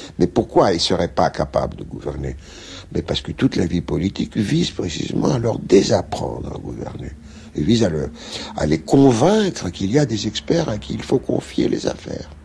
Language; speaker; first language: French; non-native, fluent; Greek